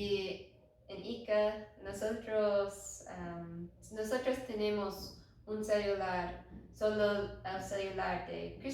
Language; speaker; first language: Spanish; non-native, learner; English